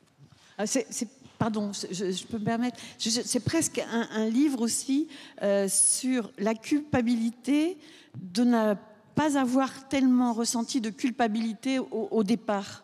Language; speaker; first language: French; native; French